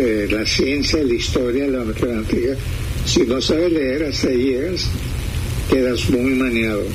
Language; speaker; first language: Spanish; early bilingual, heritage; Spanish